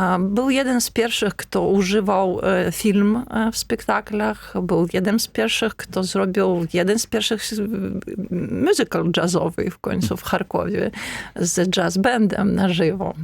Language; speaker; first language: Polish; non-native, fluent; Ukrainian